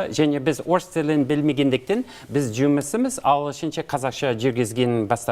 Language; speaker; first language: Kazakh; non-native, learner; English